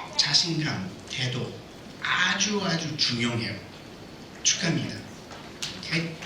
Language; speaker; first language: Korean; non-native, learner; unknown